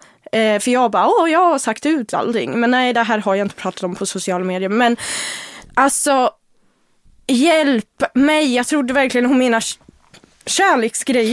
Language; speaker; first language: Swedish; native; Swedish